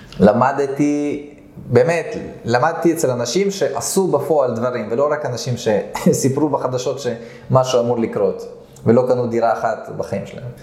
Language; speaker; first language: Hebrew; early bilingual, other home language; Russian